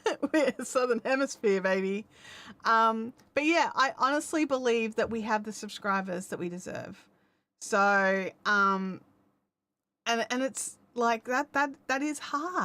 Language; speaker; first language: English; native; English